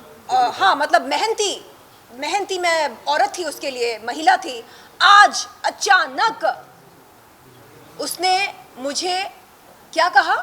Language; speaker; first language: Hindi; native; Hindi